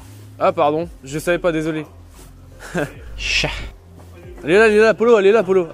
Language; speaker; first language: French; native; French